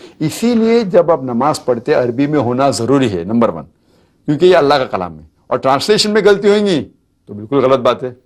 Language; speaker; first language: Urdu; non-native, local second language; Konkani